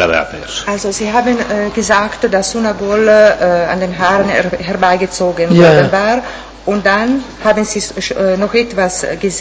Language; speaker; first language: German; non-native, fluent; Italian